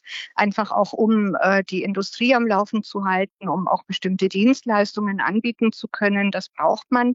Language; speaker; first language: German; native; German